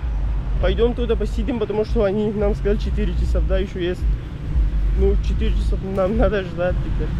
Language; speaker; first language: Russian; non-native, local second language; Kyrgyz